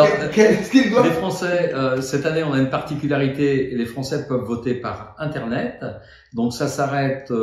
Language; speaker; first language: French; native; French